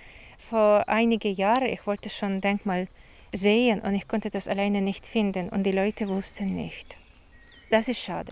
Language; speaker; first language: German; non-native, fluent; Ukrainian